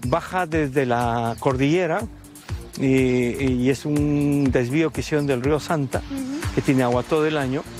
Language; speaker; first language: Spanish; native; Spanish